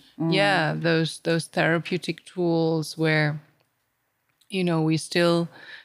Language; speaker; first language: English; non-native, local second language; Malay